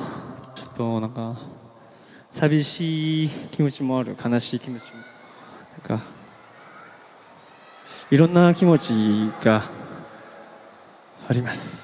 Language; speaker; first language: Japanese; non-native, learner; Korean